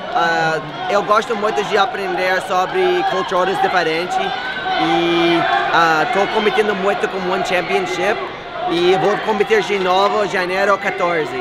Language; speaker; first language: Portuguese; non-native, learner; English